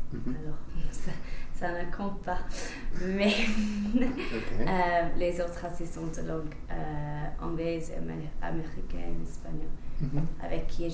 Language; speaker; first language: French; non-native, fluent; English